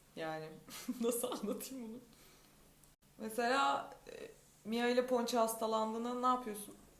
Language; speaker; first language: Turkish; native; Turkish